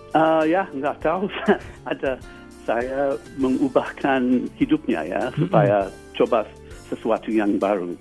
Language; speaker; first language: Indonesian; non-native, fluent; English